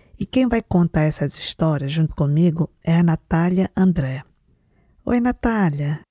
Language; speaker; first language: Portuguese; native; Portuguese